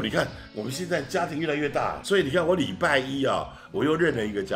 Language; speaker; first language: Chinese; native; Chinese